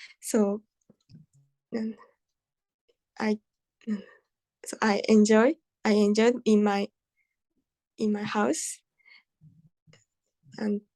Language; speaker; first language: English; non-native, learner; Japanese